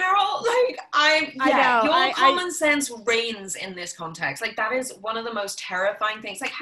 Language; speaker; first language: English; native; English